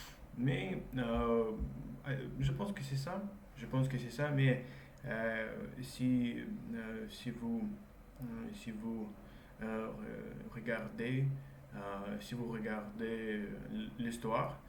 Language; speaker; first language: French; non-native, learner; Russian